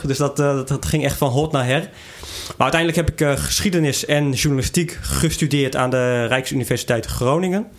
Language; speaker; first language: Dutch; native; Dutch